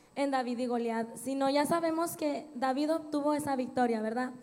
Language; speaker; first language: Spanish; early bilingual, other home language; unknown